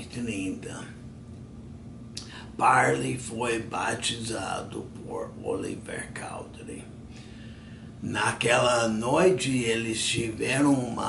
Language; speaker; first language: Portuguese; non-native, fluent; English